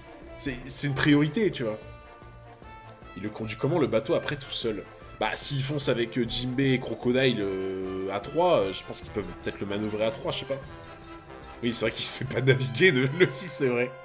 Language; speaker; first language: French; native; French